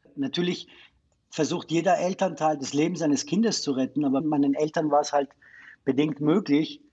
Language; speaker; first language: German; non-native, fluent; Persian